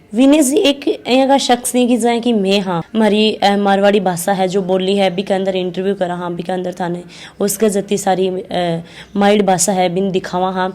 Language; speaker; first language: Hindi; native; Hindi